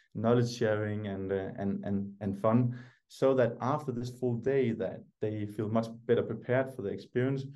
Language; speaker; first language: English; non-native, fluent; Danish